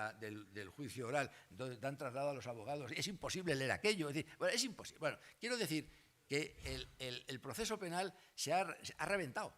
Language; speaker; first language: Spanish; native; Spanish